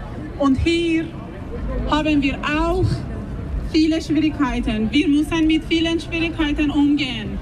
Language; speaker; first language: German; non-native, fluent; Persian